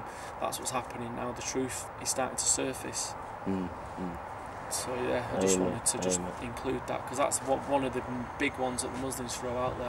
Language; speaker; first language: English; native; English